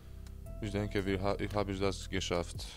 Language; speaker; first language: German; non-native, fluent; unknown